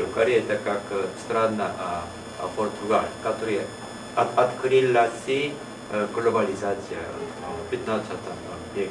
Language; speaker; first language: Russian; non-native, learner; Korean